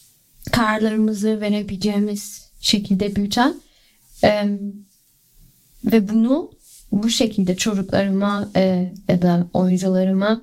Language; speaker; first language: Turkish; early bilingual, other home language; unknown